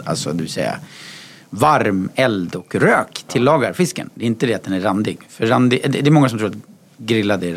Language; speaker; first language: Swedish; native; Swedish